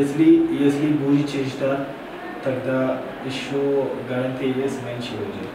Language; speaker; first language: Russian; non-native, learner; Hindi